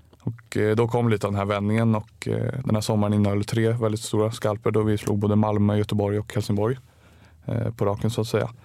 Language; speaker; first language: Swedish; native; Swedish